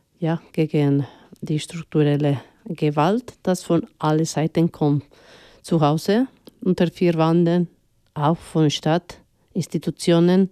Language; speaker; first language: German; non-native, fluent; Spanish